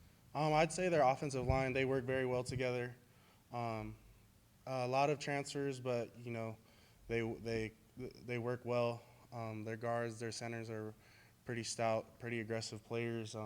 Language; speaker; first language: English; native; English